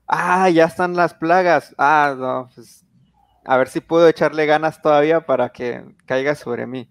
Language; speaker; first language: Spanish; native; Spanish